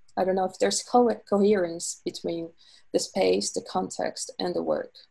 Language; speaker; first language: English; non-native, fluent; Portuguese